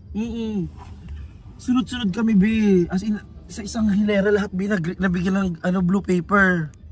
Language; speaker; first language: Filipino; native; Filipino